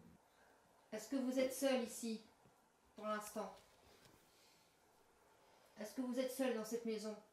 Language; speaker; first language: French; native; French